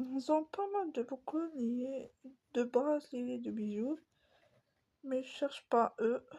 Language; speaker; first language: French; native; French